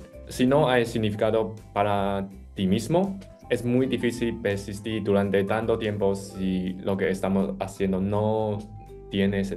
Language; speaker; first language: Spanish; non-native, fluent; Chinese